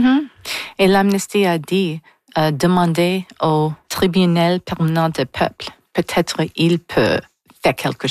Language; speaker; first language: French; non-native, local second language; English